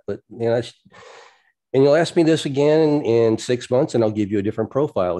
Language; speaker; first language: English; native; English